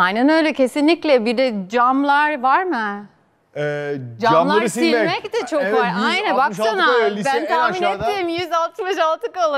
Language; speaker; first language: Turkish; non-native, fluent; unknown